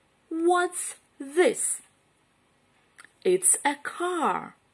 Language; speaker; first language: English; non-native, fluent; Ukrainian